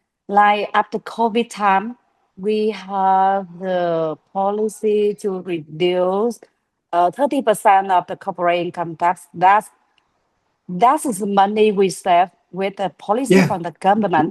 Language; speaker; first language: English; non-native, learner; Vietnamese